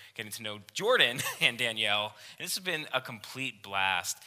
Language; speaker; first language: English; native; English